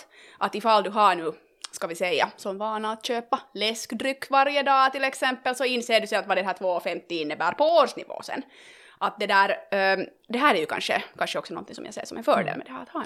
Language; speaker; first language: Swedish; native; Swedish